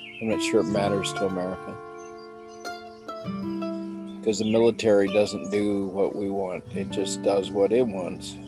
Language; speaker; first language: English; native; English